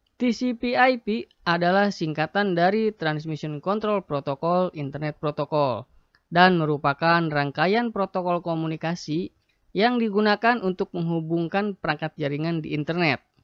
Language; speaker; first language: Indonesian; native; Indonesian